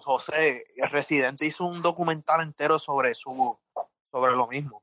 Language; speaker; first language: Spanish; native; Spanish